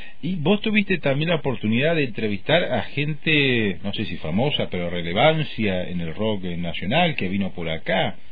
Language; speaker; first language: Spanish; native; Spanish